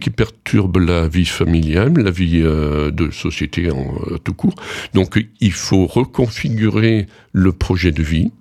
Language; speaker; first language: French; native; French